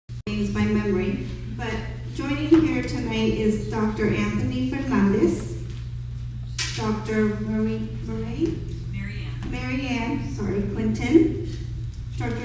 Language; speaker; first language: English; native; English